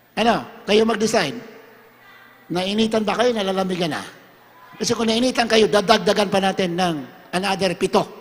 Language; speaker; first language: Filipino; non-native, local second language; Hiligaynon